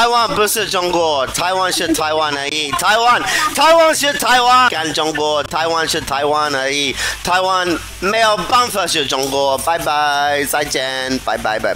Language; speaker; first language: Chinese; non-native, learner; English